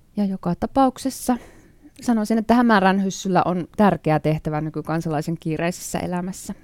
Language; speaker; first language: Finnish; native; Finnish